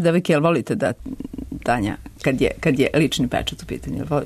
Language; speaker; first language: Serbian; native; Serbian